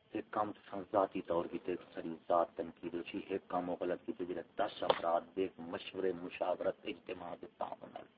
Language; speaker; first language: Urdu; non-native, local second language; Punjabi